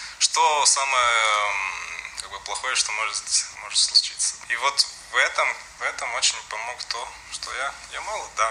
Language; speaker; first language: Russian; non-native, local second language; Latvian